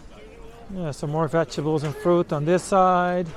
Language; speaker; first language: English; non-native, fluent; Dutch